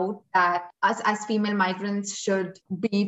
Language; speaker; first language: English; non-native, local second language; Hindi